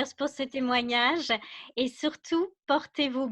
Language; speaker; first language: French; native; French